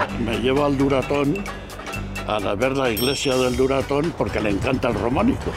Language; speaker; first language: Spanish; native; Spanish